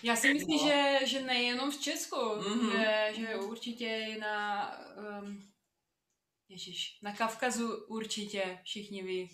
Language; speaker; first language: Czech; non-native, fluent; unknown